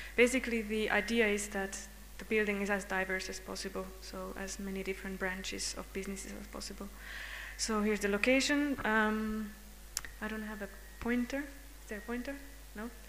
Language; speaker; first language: English; non-native, fluent; Hungarian